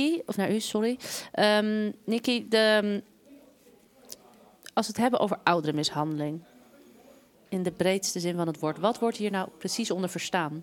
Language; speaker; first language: Dutch; native; Dutch